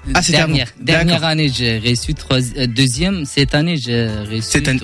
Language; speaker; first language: French; non-native, learner; Kurdish